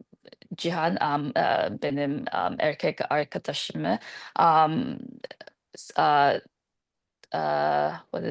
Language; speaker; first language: Turkish; non-native, learner; English